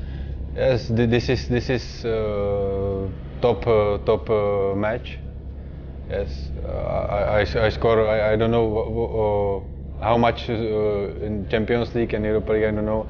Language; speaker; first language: English; non-native, learner; Czech